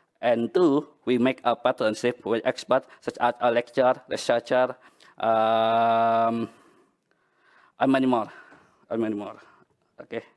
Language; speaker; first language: English; non-native, learner; Banjar